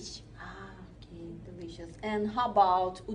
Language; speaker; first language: English; non-native, learner; Portuguese